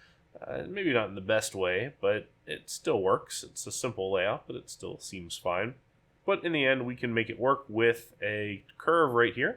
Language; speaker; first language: English; native; English